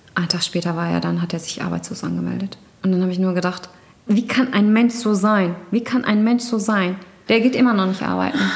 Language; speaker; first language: German; early bilingual, other home language; Turkish